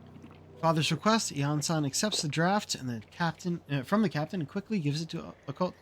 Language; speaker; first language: English; native; English